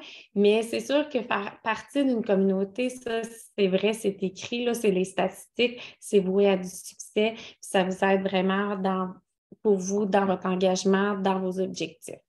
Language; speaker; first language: French; native; French